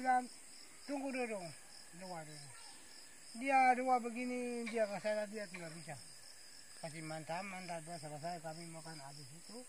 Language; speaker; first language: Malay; non-native, local second language; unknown